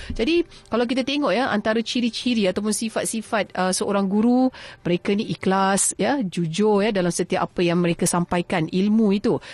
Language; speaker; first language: Malay; native; Malay